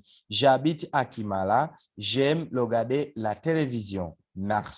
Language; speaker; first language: French; non-native, fluent; Swahili